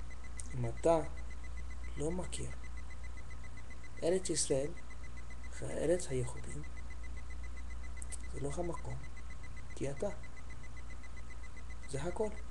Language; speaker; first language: Hebrew; non-native, learner; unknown